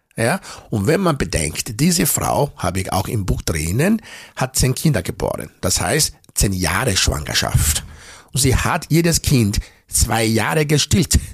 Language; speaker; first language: German; non-native, fluent; Bini